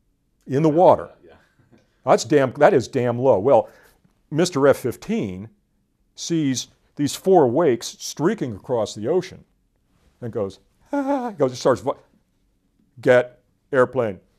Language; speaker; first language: English; native; English